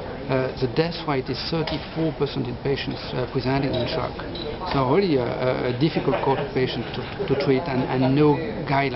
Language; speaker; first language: English; non-native, fluent; French